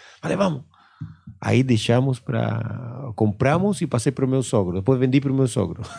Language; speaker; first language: Portuguese; non-native, fluent; Spanish